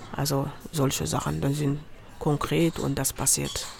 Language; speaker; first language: German; non-native, fluent; Wolof